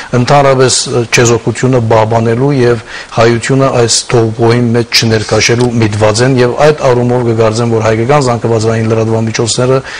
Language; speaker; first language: Armenian; early bilingual, heritage; Armenian